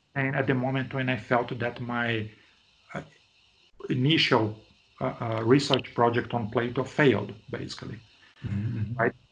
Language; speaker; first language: English; non-native, fluent; Portuguese